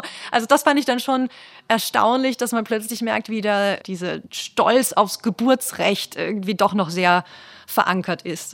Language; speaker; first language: German; native; German